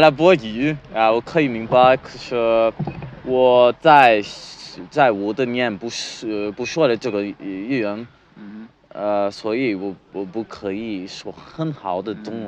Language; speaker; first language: Chinese; non-native, learner; English